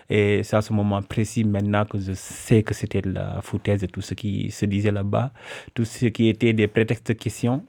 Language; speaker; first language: French; non-native, local second language; Wolof